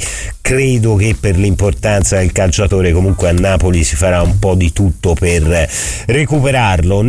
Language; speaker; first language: Italian; native; Italian